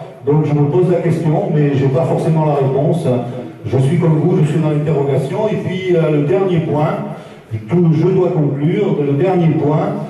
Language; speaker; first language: French; native; French